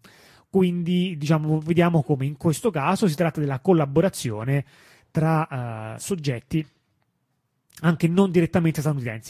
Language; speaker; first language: Italian; native; Italian